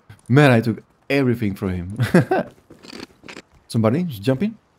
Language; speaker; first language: English; non-native, fluent; Slovak